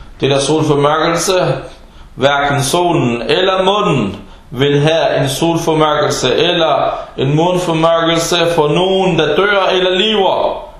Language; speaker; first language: Danish; non-native, fluent; Arabic